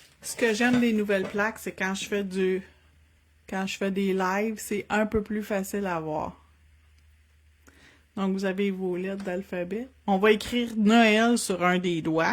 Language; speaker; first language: French; native; French